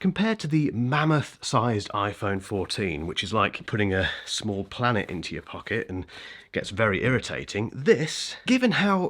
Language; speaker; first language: English; native; English